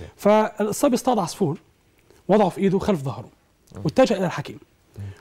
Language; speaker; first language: Arabic; native; Arabic